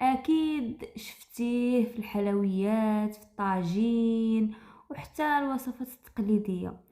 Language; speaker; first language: Arabic; native; Arabic